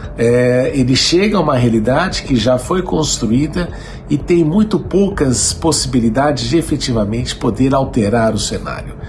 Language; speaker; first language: Portuguese; native; Portuguese